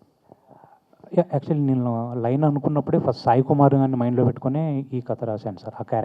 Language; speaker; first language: Telugu; native; Telugu